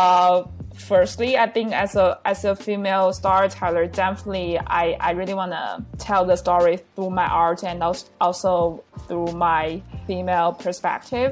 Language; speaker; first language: English; non-native, fluent; Chinese